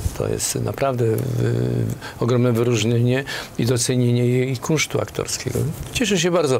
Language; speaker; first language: Polish; native; Polish